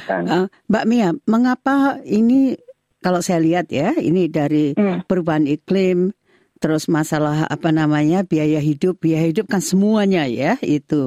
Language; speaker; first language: Indonesian; native; Indonesian